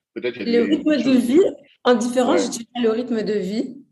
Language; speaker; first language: French; early bilingual, other home language; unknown